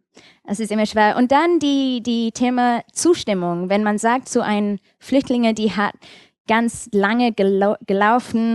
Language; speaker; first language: German; non-native, fluent; English